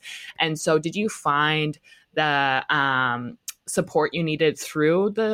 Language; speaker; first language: English; native; English